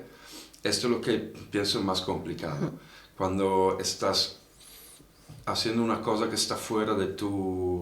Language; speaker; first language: Spanish; non-native, fluent; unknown